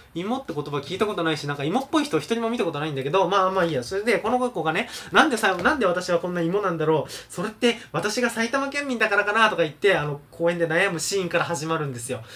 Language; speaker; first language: Japanese; native; Japanese